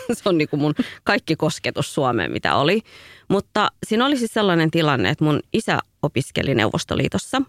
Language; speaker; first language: Finnish; early bilingual, other home language; Tigrinya